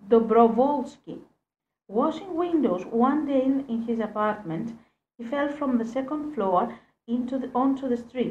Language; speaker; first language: English; non-native, fluent; Greek